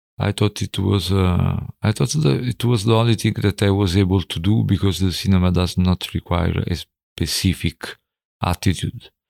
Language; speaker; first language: English; non-native, fluent; Italian